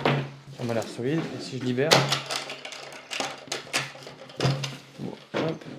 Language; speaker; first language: French; native; French